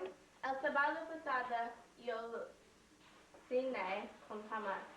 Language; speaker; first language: Spanish; non-native, learner; English